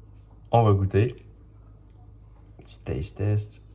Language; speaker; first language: French; native; French